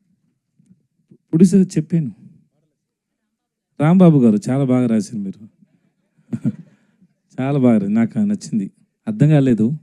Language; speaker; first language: Telugu; non-native, learner; Tamil